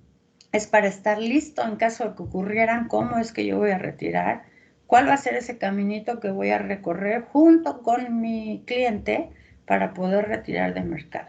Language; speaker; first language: Spanish; native; Spanish